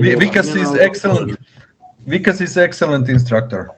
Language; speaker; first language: English; non-native, learner; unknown